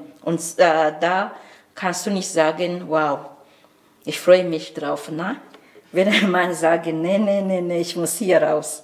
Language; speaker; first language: German; non-native, learner; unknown